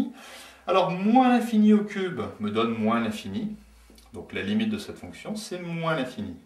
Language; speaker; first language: French; native; French